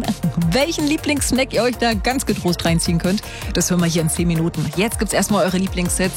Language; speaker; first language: German; native; German